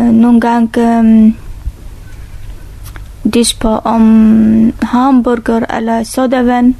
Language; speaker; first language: Danish; non-native, learner; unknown